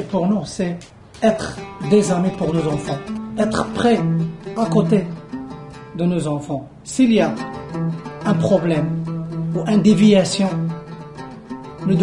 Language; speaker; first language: French; non-native, local second language; Arabic